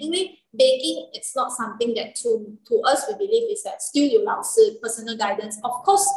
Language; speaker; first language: English; non-native, local second language; Chinese